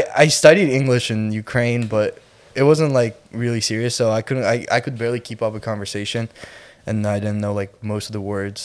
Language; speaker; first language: English; non-native, fluent; Ukrainian